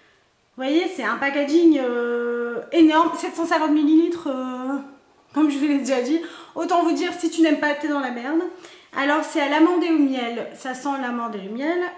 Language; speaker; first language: French; native; French